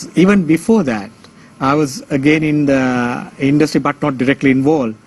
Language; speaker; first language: English; non-native, local second language; Sinhala